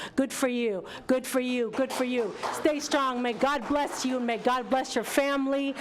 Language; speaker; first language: English; non-native, fluent; Arabic